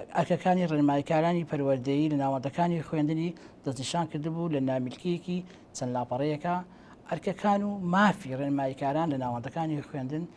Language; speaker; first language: Central Kurdish; native; Central Kurdish